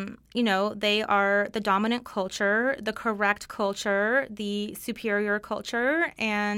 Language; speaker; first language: English; non-native, fluent; Russian